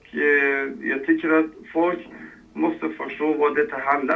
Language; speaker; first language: Swedish; non-native, fluent; Persian